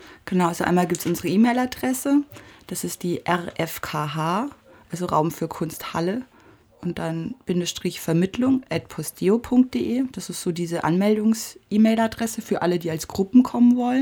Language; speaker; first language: German; native; German